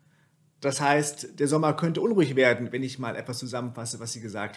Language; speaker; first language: German; native; German